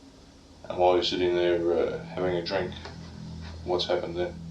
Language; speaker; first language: English; native; English